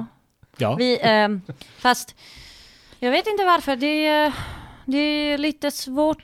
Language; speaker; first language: Swedish; non-native, fluent; Greek